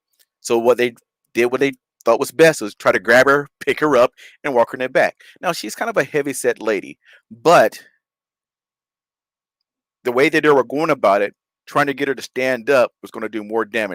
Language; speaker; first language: English; native; English